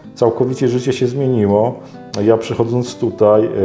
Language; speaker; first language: Polish; native; Polish